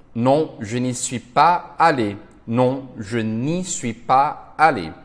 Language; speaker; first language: French; non-native, fluent; Portuguese